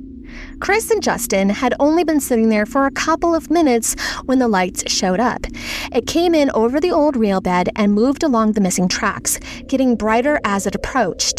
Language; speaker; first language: English; native; English